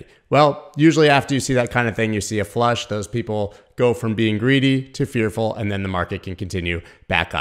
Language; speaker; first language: English; native; English